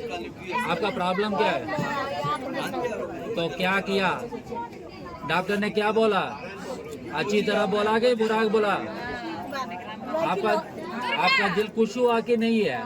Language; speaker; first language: Hindi; non-native, local second language; Telugu